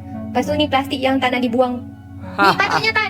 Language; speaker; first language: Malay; non-native, local second language; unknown